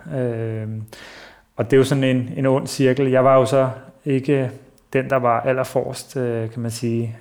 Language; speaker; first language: Danish; early bilingual, other home language; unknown